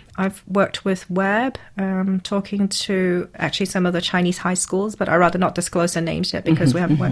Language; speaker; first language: English; non-native, local second language; Cantonese